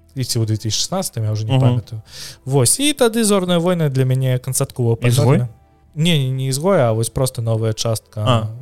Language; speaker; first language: Belarusian; non-native, local second language; Russian